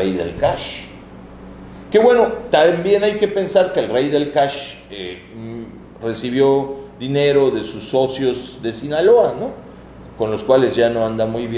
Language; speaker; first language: Spanish; native; Spanish